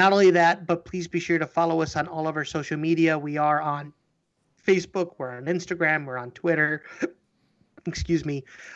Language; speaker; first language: English; native; English